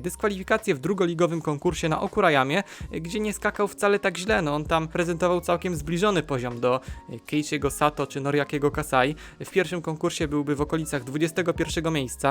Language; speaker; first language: Polish; native; Polish